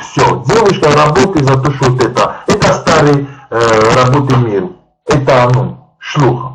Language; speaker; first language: Russian; non-native, learner; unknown